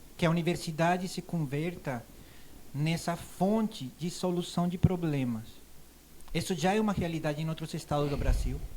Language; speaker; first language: Portuguese; non-native, fluent; Spanish